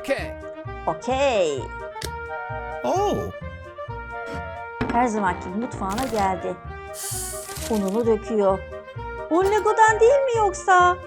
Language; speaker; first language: Turkish; native; Turkish